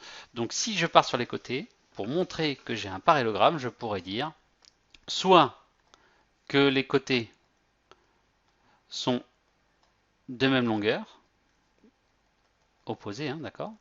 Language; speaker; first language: French; native; French